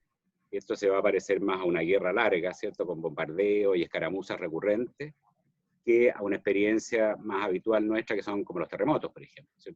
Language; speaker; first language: Spanish; native; Spanish